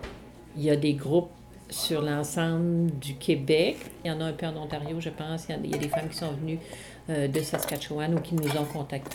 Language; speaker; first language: French; native; French